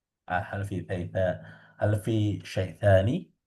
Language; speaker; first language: Arabic; non-native, fluent; Indonesian